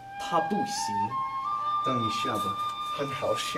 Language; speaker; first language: Chinese; non-native, learner; English